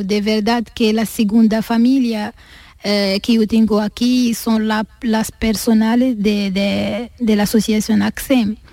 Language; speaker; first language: Spanish; non-native, learner; Arabic